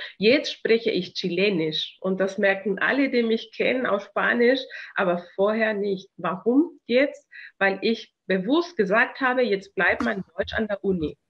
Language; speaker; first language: German; non-native, fluent; Spanish